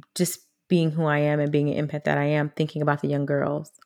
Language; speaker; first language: English; native; English